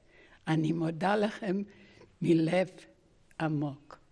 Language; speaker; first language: Hebrew; non-native, fluent; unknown